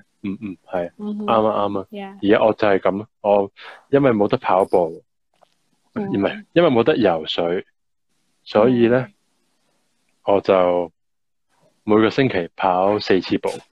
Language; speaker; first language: Chinese; early bilingual, heritage; Cantonese